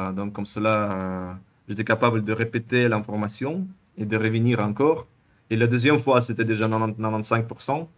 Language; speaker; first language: French; non-native, fluent; Russian